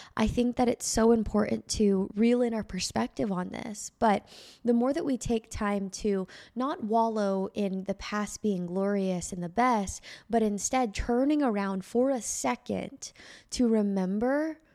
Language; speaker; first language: English; early bilingual, other home language; Filipino